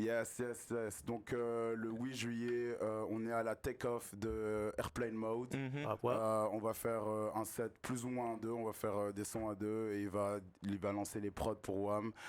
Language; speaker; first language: French; native; French